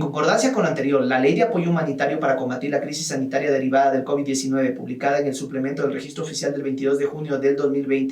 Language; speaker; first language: Spanish; native; Spanish